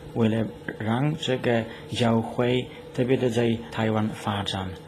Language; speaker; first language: Chinese; non-native, fluent; Polish